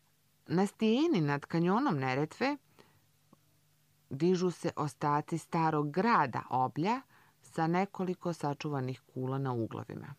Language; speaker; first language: Croatian; native; Croatian